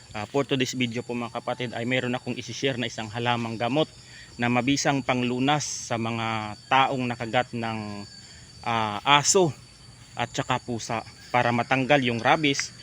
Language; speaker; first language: Filipino; non-native, local second language; Kinaray-a